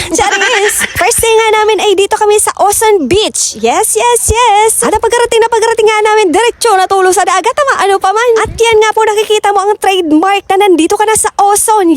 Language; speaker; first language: Filipino; non-native, local second language; Bikol